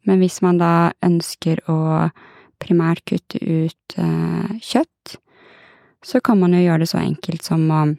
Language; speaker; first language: Norwegian; native; Norwegian